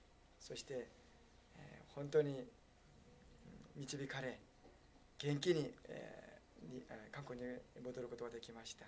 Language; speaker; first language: Japanese; non-native, fluent; Korean